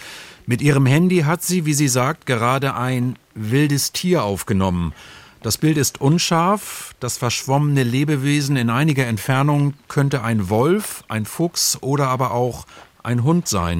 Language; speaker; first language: German; native; German